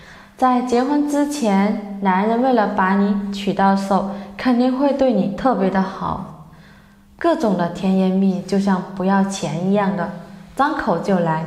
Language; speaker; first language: Chinese; native; Chinese